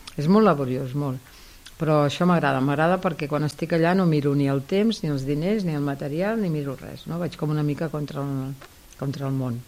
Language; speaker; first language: Catalan; native; Catalan